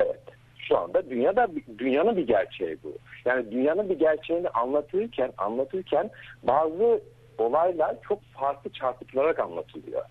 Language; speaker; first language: Turkish; native; Turkish